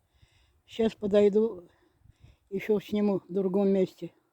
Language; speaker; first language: Russian; non-native, fluent; Azerbaijani